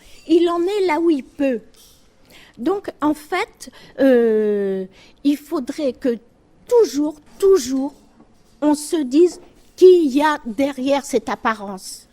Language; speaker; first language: French; native; French